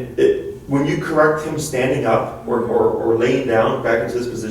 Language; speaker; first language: English; native; English